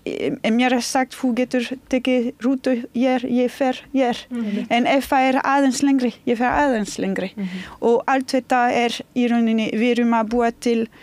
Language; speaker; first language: Icelandic; non-native, learner; French